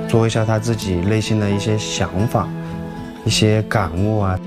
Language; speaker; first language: Chinese; native; Chinese